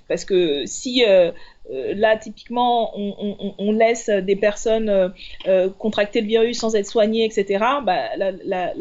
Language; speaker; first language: French; native; French